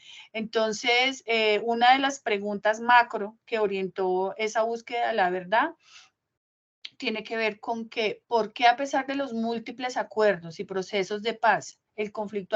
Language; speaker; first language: Spanish; native; Spanish